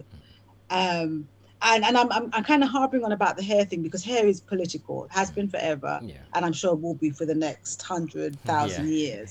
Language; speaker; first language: English; native; English